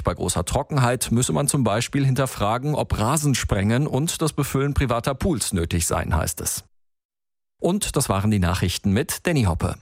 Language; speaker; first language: German; native; German